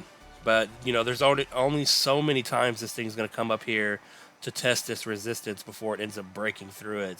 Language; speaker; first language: English; native; English